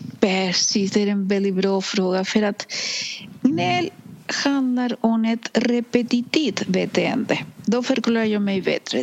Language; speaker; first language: Swedish; non-native, fluent; Spanish